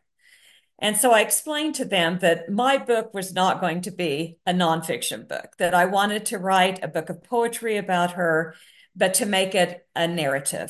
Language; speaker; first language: English; native; English